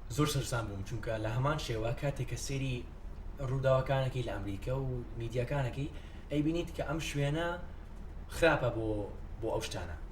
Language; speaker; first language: Central Kurdish; non-native, fluent; English